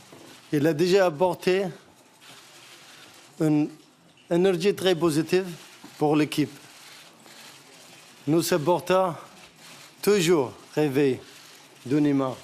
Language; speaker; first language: French; non-native, learner; Arabic